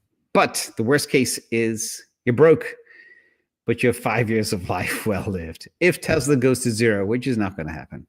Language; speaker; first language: English; native; English